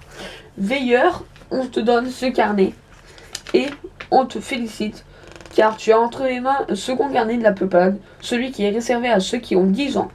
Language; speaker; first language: French; native; French